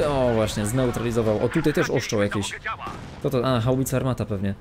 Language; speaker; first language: Polish; native; Polish